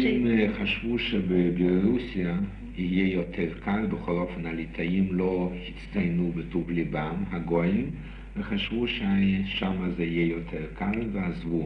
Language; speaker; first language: Hebrew; non-native, fluent; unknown